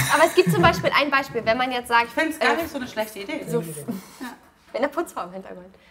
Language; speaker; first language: German; native; German